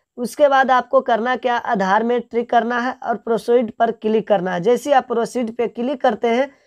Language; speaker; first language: Hindi; native; Hindi